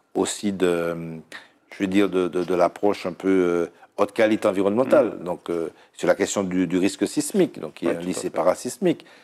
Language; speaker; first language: French; native; French